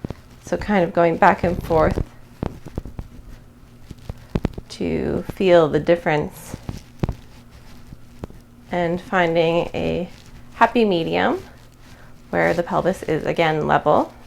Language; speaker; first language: English; native; English